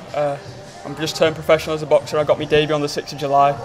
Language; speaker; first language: English; native; English